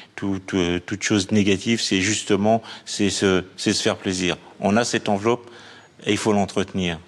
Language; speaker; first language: French; native; French